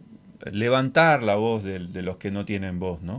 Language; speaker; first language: Spanish; native; Spanish